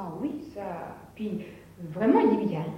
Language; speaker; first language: French; native; French